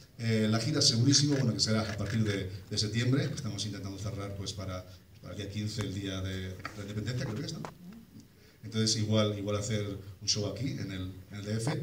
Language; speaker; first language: Spanish; early bilingual, heritage; Spanish